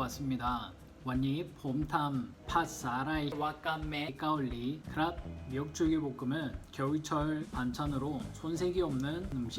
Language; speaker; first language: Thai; non-native, learner; Korean